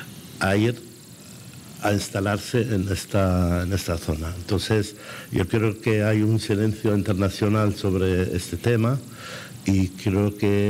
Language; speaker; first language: Spanish; non-native, fluent; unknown